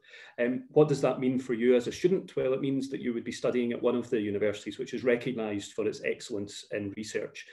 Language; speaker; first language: English; native; English